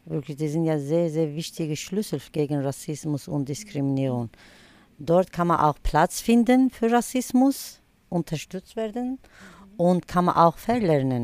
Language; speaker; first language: German; early bilingual, other home language; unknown